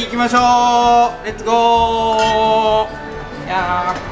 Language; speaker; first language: Japanese; native; Japanese